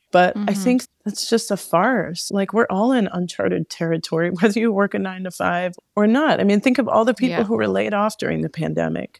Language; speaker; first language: English; native; English